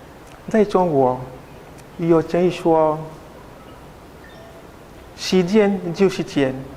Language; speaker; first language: Chinese; non-native, learner; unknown